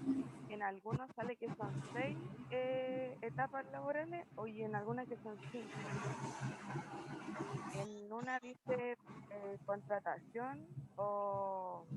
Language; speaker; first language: Spanish; native; Spanish